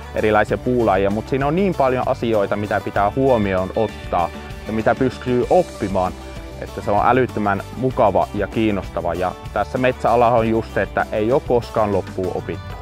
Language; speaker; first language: Finnish; non-native, fluent; German